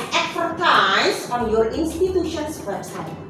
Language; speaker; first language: English; non-native, fluent; Javanese